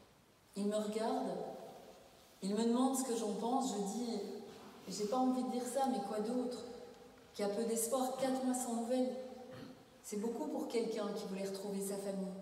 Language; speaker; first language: French; native; French